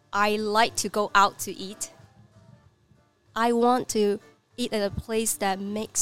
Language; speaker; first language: English; non-native, learner; Chinese